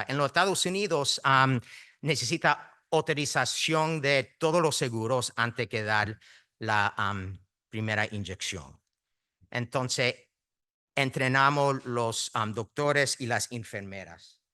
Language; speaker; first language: Spanish; early bilingual, heritage; Spanish